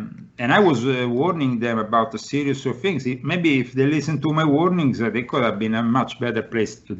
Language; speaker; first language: English; non-native, fluent; Italian